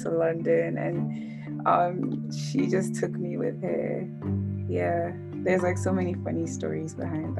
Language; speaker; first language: English; non-native, local second language; Akan